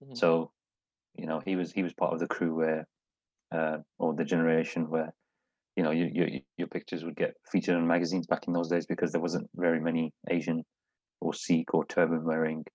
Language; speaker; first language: English; native; English